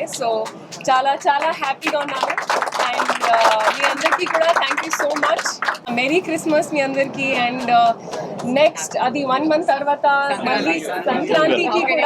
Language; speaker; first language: Telugu; non-native, fluent; Hindi